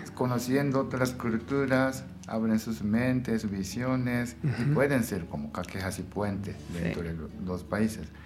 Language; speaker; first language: Spanish; non-native, fluent; Japanese